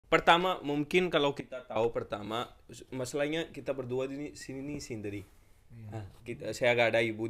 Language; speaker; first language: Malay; non-native, fluent; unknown